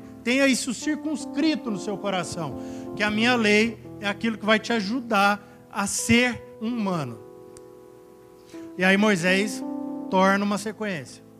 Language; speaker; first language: Portuguese; native; Portuguese